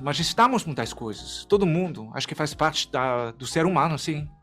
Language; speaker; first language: Portuguese; non-native, fluent; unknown